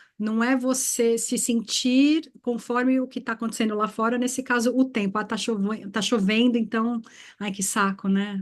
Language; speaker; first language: Portuguese; native; Portuguese